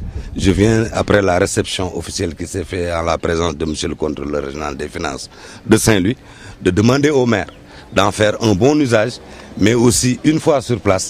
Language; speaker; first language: French; non-native, local second language; Wolof